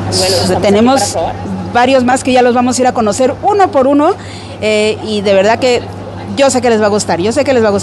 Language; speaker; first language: Spanish; native; Spanish